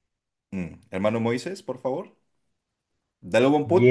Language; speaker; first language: Spanish; non-native, fluent; Filipino